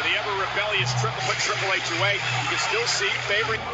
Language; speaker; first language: English; native; English